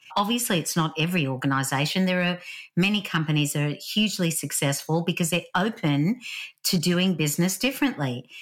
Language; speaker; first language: English; native; English